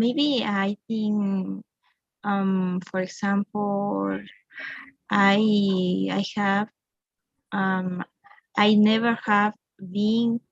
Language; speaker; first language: English; non-native, learner; Spanish